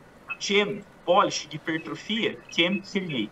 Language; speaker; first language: Russian; non-native, fluent; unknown